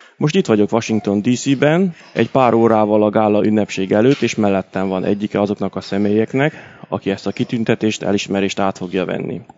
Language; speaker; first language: Hungarian; early bilingual, heritage; Hungarian